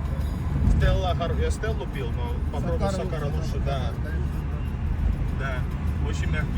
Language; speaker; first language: Russian; non-native, fluent; Latvian